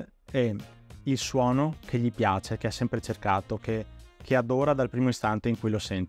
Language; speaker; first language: Italian; native; Italian